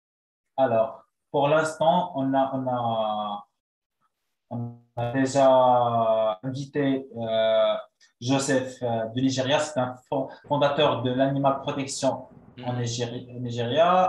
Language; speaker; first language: French; non-native, local second language; Arabic